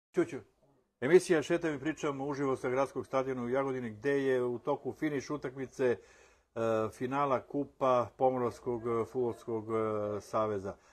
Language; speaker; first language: Serbian; native; Serbian